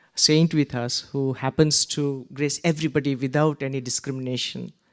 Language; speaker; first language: English; non-native, local second language; Gujarati